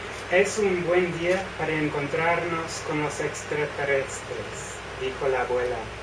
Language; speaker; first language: Spanish; non-native, fluent; English